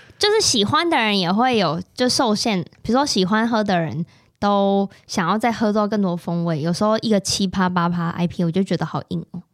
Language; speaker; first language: Chinese; native; Chinese